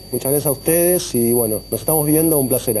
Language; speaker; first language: Spanish; native; Spanish